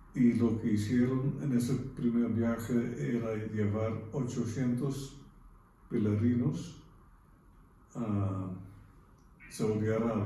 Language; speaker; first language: Spanish; non-native, fluent; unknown